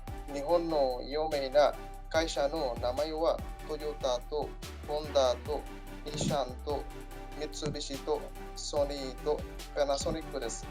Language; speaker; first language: Japanese; non-native, learner; Bangla